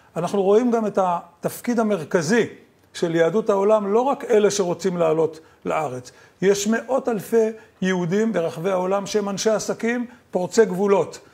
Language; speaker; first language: Hebrew; native; Hebrew